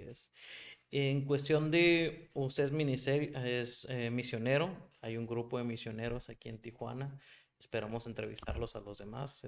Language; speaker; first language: Spanish; native; Spanish